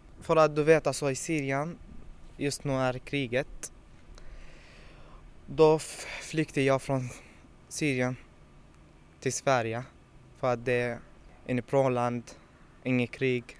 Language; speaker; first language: Swedish; non-native, learner; Arabic